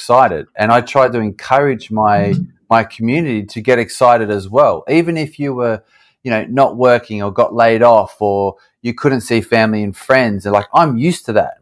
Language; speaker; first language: English; native; English